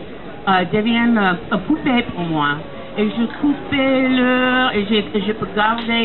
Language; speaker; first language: French; non-native, learner; English